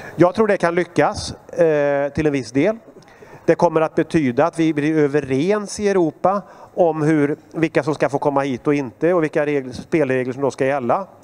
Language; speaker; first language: Swedish; native; Swedish